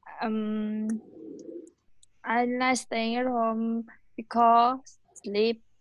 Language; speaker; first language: English; non-native, learner; Vietnamese